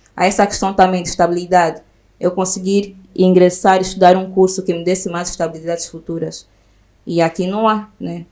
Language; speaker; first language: Portuguese; native; Portuguese